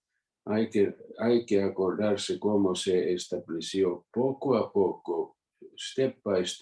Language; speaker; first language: Spanish; non-native, fluent; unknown